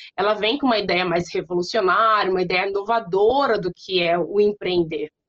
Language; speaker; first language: Portuguese; native; Portuguese